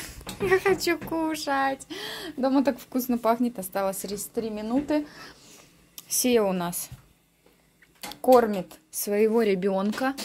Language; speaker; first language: Russian; native; Russian